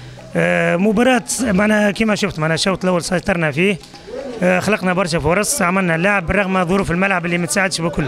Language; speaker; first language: Arabic; native; Arabic